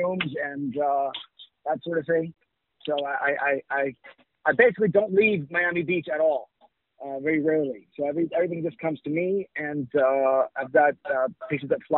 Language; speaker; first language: English; native; English